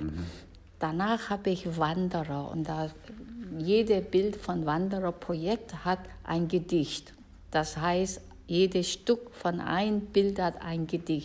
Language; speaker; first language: German; non-native, fluent; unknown